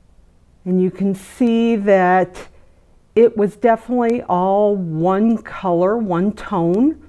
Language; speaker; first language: English; native; English